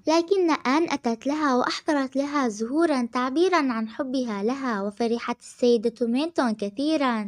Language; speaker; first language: Arabic; native; Arabic